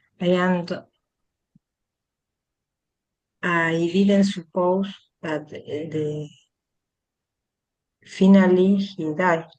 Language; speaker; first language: English; non-native, learner; Spanish